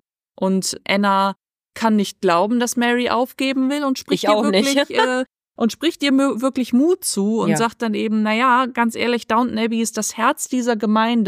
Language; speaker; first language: German; native; German